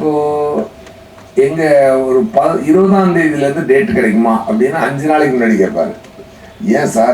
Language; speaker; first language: Tamil; native; Tamil